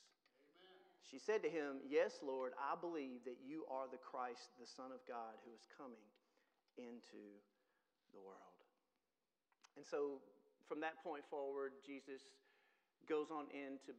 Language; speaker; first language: English; native; English